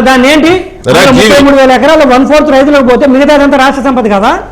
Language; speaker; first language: Telugu; native; Telugu